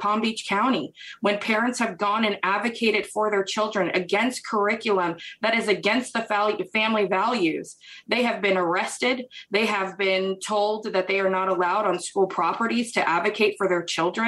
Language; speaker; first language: English; native; English